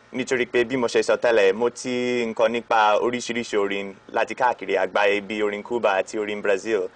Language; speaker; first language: Yoruba; non-native, fluent; English